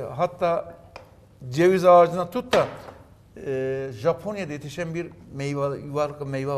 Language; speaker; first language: Turkish; native; Turkish